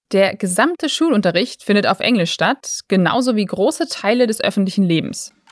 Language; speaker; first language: German; native; German